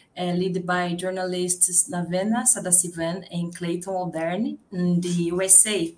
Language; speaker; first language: English; non-native, learner; Portuguese